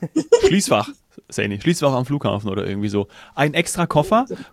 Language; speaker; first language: German; native; German